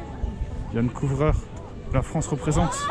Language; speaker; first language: French; native; French